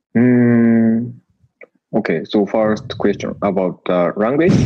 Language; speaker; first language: English; non-native, learner; Japanese